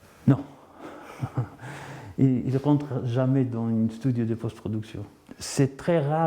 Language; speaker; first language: French; non-native, fluent; Greek